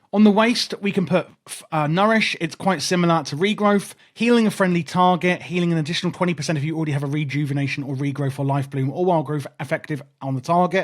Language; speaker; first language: English; native; English